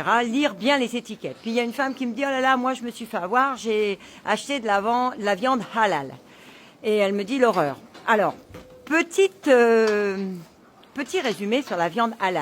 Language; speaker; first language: French; native; French